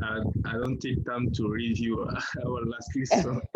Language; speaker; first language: English; non-native, learner; French